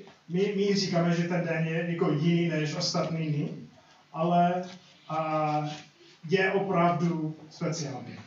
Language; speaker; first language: Czech; non-native, fluent; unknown